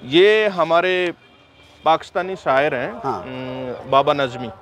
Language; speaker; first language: Hindi; native; Hindi